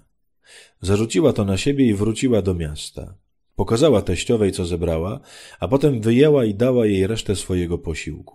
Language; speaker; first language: Polish; native; Polish